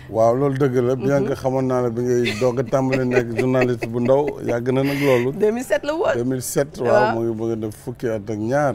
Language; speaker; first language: Wolof; non-native, local second language; Fula